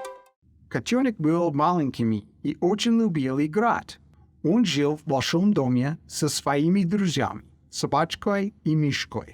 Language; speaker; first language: Russian; non-native, fluent; English